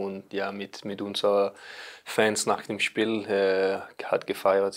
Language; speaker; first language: German; non-native, learner; Danish